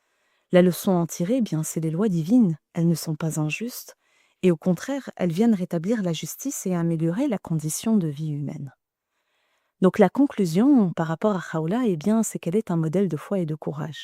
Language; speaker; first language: French; native; French